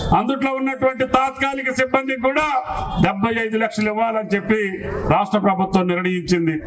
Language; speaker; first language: Telugu; native; Telugu